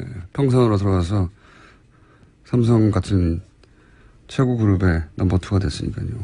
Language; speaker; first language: Korean; native; Korean